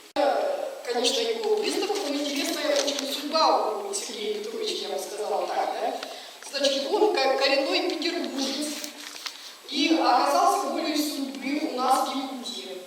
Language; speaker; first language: Russian; native; Russian